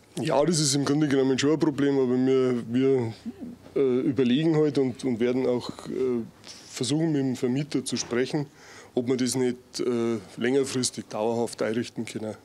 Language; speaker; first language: German; native; German